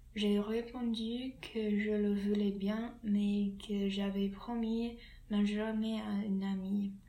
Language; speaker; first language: French; non-native, learner; English